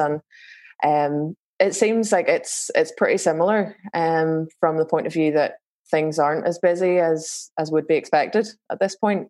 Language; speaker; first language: English; native; English